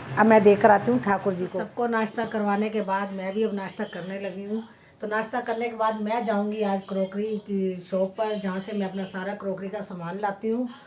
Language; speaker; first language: Hindi; non-native, local second language; Punjabi